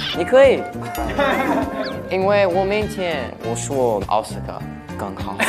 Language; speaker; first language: Chinese; non-native, learner; English